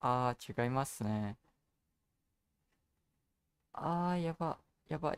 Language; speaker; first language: Japanese; non-native, learner; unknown